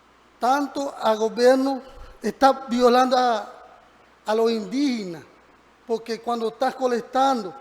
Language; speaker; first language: Portuguese; non-native, learner; Spanish